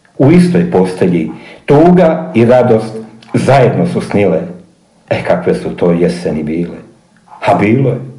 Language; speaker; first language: Croatian; native; Croatian